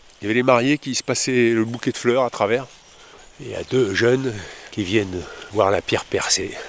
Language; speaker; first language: French; native; French